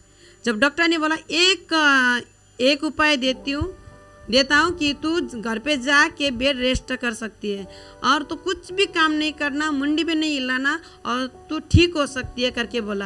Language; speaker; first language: Hindi; non-native, local second language; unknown